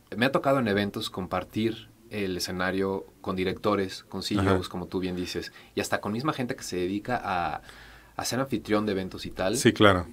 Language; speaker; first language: Spanish; native; Spanish